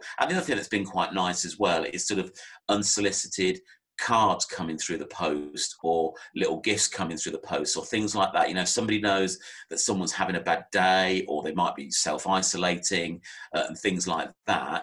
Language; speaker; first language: English; native; English